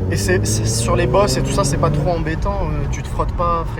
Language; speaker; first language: French; native; French